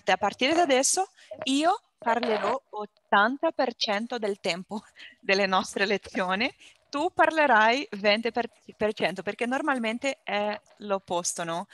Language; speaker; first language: Italian; non-native, learner; Portuguese